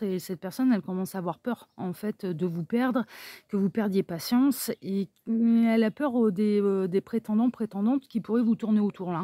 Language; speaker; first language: French; native; French